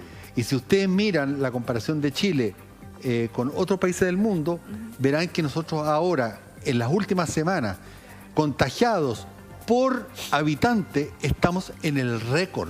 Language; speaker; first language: Spanish; native; Spanish